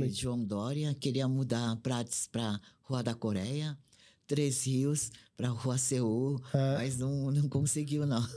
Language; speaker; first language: Portuguese; non-native, fluent; Korean